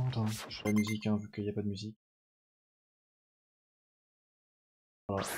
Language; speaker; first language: French; native; French